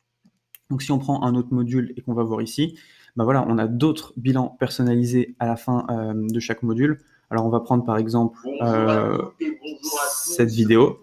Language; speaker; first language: French; native; French